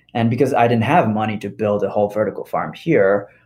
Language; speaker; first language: English; non-native, fluent; Japanese